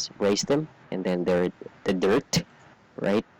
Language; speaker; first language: English; non-native, fluent; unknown